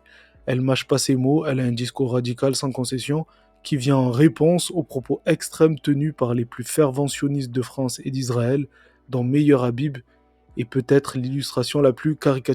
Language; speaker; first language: French; native; French